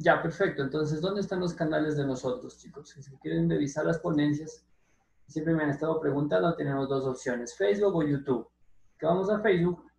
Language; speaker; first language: Spanish; native; Spanish